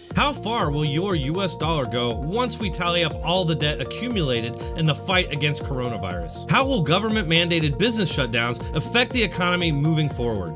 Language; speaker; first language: English; native; English